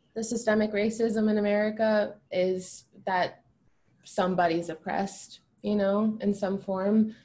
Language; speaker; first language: English; early bilingual, other home language; Albanian